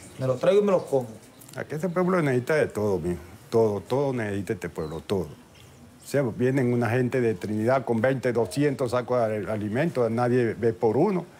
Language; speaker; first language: Spanish; native; Spanish